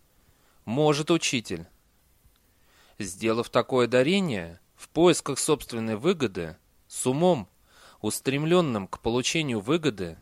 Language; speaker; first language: Russian; native; Russian